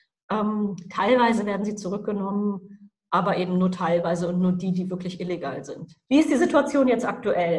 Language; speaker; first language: German; native; German